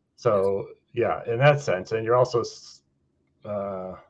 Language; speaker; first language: English; native; English